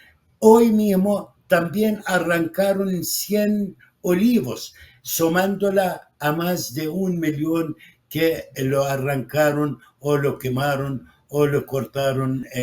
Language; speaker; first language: Spanish; non-native, fluent; Arabic